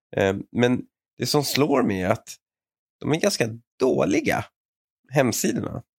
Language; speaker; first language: Swedish; early bilingual, other home language; Persian